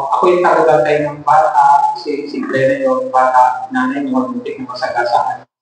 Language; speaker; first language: Filipino; native; Filipino